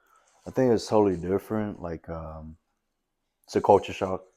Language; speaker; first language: English; native; English